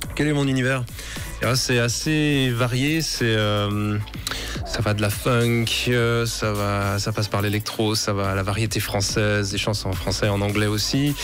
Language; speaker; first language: French; native; French